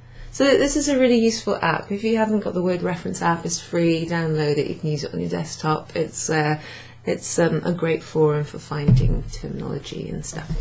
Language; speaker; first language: English; native; English